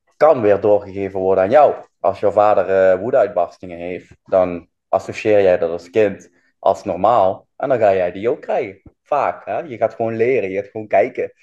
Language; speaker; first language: Dutch; native; Dutch